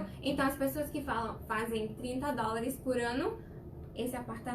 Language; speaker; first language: Portuguese; non-native, fluent; Spanish